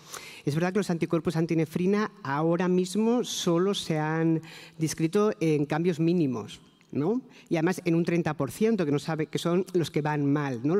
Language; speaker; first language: Spanish; native; Spanish